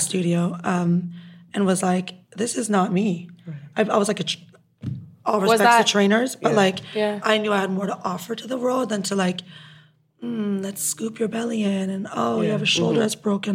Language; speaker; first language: English; native; English